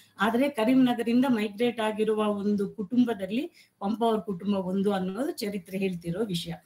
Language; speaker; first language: Kannada; non-native, local second language; Telugu